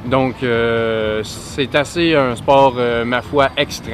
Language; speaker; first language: French; native; French